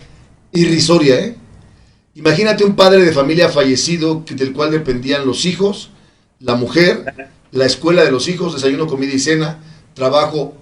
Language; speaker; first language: Spanish; native; Spanish